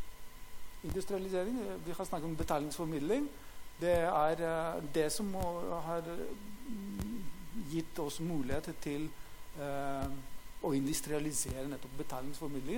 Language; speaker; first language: Norwegian; non-native, fluent; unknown